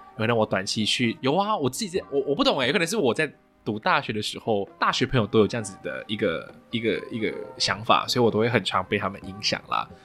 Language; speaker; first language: Chinese; native; Chinese